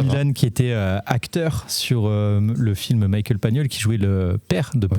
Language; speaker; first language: French; native; French